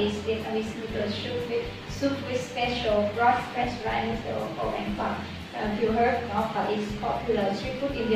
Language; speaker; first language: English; non-native, learner; Vietnamese